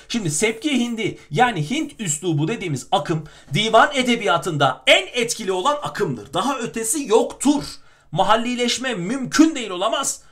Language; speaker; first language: Turkish; native; Turkish